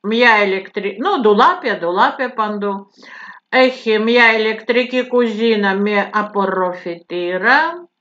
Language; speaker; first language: Greek; non-native, fluent; Russian